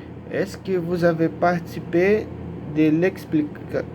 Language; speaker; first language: French; non-native, learner; Portuguese